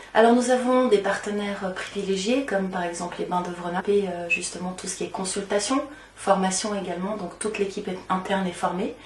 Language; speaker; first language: French; native; French